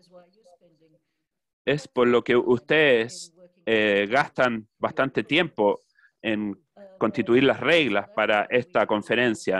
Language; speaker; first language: Spanish; non-native, fluent; English